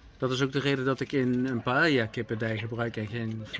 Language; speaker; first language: Dutch; native; Dutch